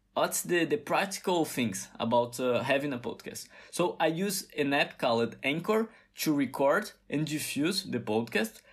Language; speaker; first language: English; non-native, fluent; Portuguese